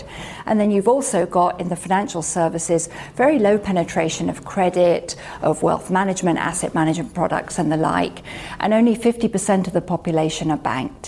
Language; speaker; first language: English; native; English